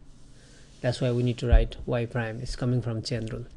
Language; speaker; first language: English; non-native, fluent; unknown